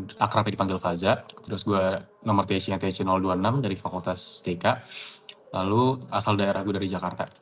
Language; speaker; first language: Indonesian; native; Indonesian